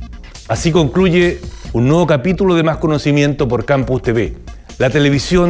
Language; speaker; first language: Spanish; native; Spanish